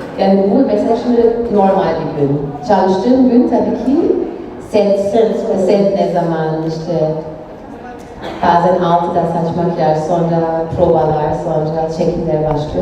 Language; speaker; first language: Turkish; early bilingual, heritage; Turkish